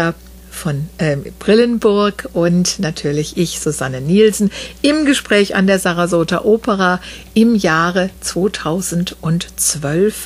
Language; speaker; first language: German; native; German